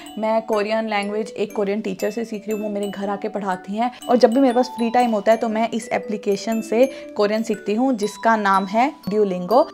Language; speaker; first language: Hindi; native; Hindi